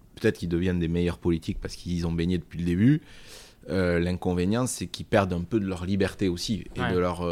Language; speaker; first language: French; native; French